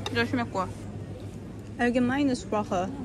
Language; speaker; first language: German; non-native, learner; Korean